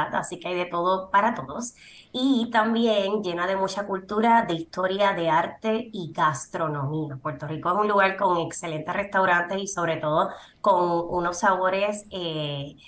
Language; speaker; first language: Spanish; native; Spanish